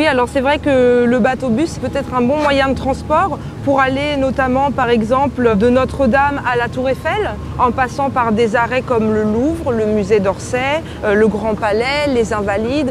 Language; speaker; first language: French; native; French